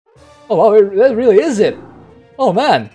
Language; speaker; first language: English; native; English